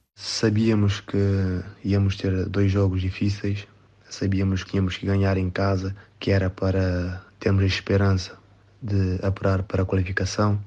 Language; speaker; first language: Portuguese; non-native, local second language; Kabuverdianu